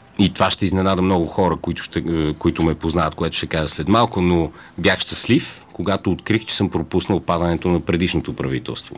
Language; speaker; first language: Bulgarian; native; Bulgarian